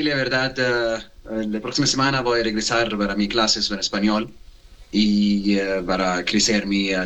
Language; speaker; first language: Spanish; non-native, learner; Arabic